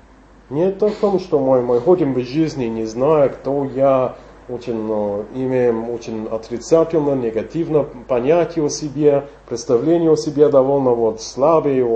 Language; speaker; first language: Russian; non-native, fluent; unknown